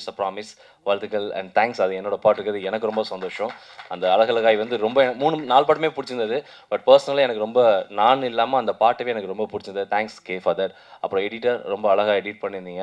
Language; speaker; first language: Tamil; native; Tamil